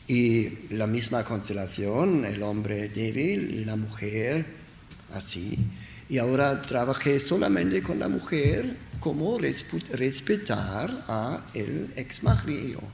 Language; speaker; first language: Spanish; non-native, learner; German